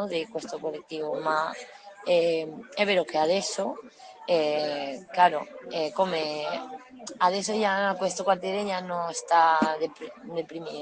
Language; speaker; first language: Italian; non-native, learner; Spanish